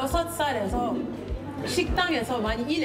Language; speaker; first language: Korean; non-native, learner; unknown